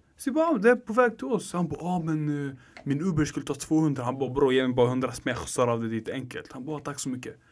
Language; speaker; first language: Swedish; native; Swedish